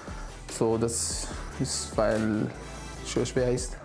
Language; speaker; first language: German; non-native, learner; Spanish